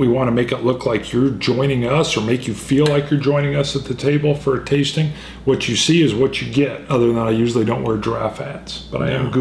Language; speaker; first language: English; native; English